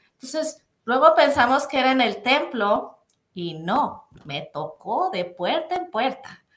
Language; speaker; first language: Spanish; native; Spanish